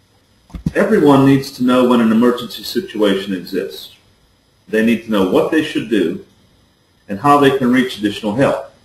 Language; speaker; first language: English; native; English